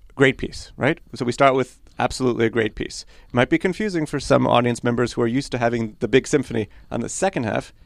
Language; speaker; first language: English; early bilingual, other home language; Polish